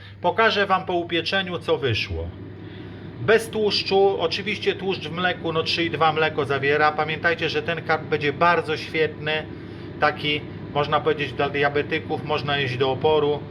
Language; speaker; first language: Polish; native; Polish